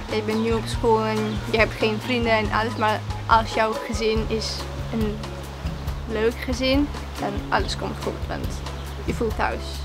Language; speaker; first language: Dutch; non-native, learner; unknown